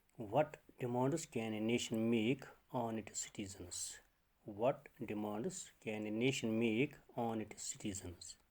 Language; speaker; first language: English; non-native, local second language; Urdu